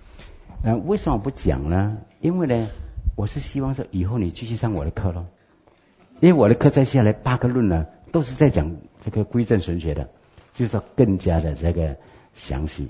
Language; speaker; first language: Chinese; native; Chinese